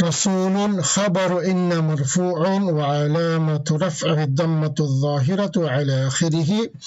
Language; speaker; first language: Arabic; non-native, fluent; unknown